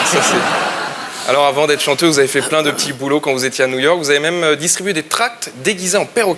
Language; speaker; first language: French; native; French